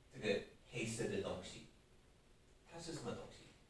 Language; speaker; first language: Chinese; non-native, learner; English